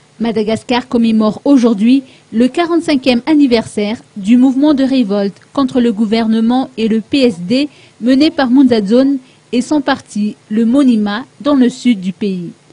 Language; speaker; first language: French; non-native, local second language; Malagasy